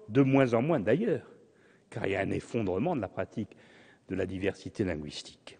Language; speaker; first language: French; native; French